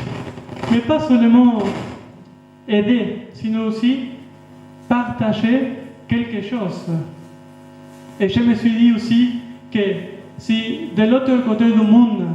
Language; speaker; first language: French; non-native, fluent; Spanish